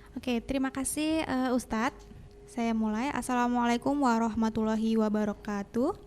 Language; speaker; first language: Indonesian; native; Indonesian